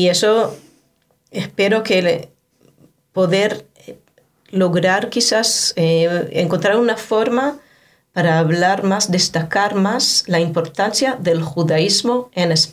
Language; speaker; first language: Spanish; non-native, fluent; Hebrew